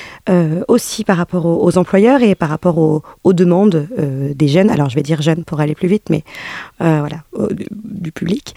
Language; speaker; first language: French; native; French